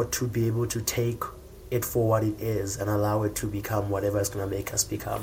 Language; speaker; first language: English; non-native, local second language; Xhosa